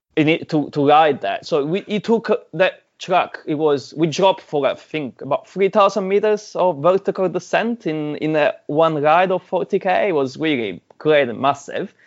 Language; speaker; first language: English; non-native, fluent; Italian